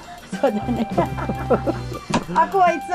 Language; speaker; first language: Japanese; non-native, learner; Filipino